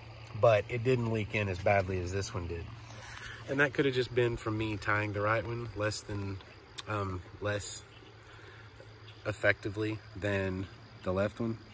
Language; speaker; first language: English; native; English